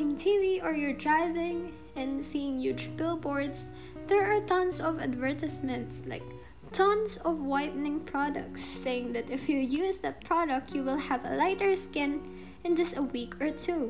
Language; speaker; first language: English; non-native, local second language; Filipino